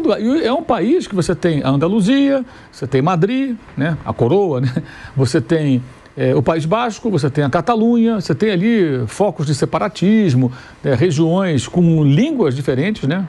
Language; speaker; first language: Portuguese; native; Portuguese